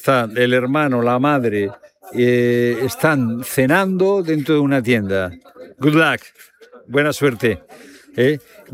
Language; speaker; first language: Spanish; native; Spanish